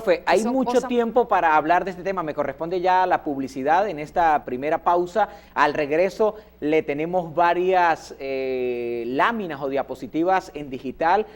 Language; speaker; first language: Spanish; native; Spanish